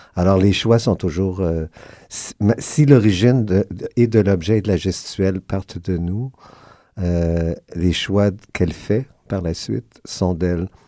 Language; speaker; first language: French; native; French